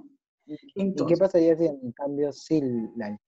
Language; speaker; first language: Spanish; native; Spanish